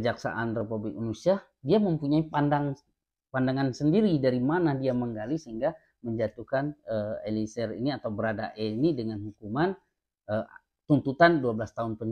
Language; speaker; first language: Indonesian; native; Indonesian